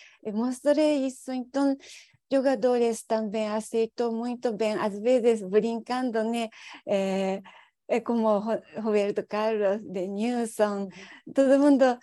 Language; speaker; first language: Portuguese; non-native, learner; Japanese